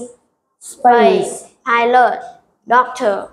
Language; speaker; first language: English; non-native, learner; Vietnamese